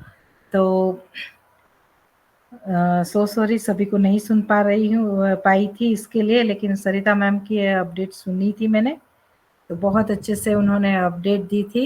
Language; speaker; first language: Hindi; native; Hindi